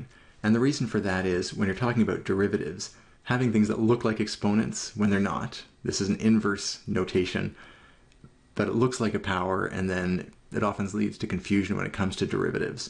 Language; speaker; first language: English; native; English